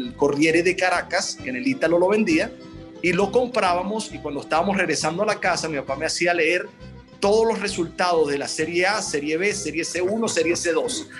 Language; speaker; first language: Spanish; early bilingual, other home language; Italian